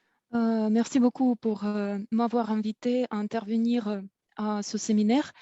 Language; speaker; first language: French; non-native, fluent; Russian